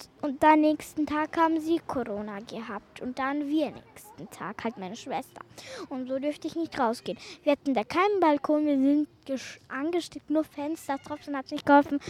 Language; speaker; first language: German; non-native, local second language; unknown